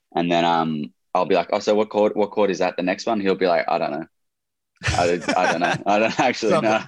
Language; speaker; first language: English; native; English